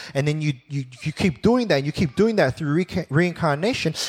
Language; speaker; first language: English; native; English